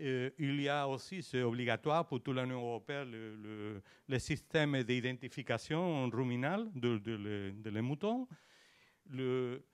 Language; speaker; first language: French; non-native, learner; Spanish